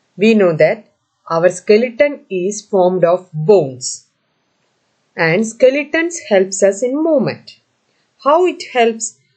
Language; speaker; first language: English; non-native, local second language; Malayalam